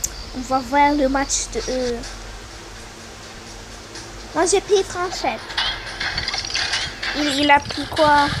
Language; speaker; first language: French; non-native, learner; Arabic